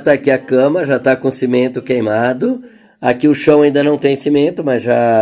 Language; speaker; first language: Portuguese; native; Portuguese